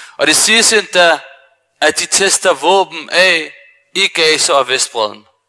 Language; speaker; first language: Danish; early bilingual, other home language; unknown